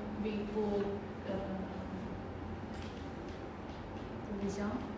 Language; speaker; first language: French; non-native, learner; Khmer